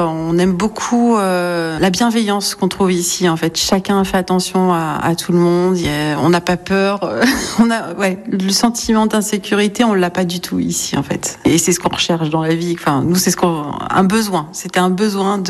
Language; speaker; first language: French; native; French